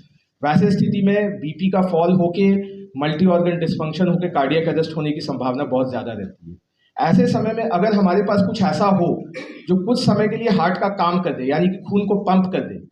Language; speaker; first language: Hindi; native; Hindi